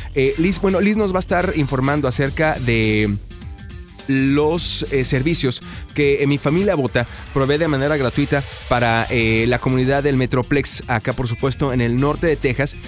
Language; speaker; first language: Spanish; native; Spanish